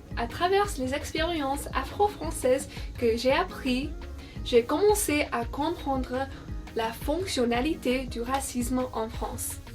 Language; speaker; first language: French; non-native, fluent; English